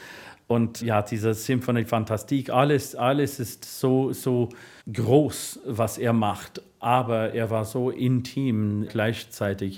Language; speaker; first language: German; non-native, fluent; English